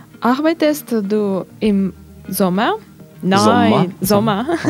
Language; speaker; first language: German; non-native, learner; Russian